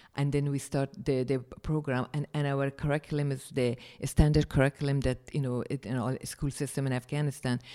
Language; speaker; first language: English; non-native, fluent; Persian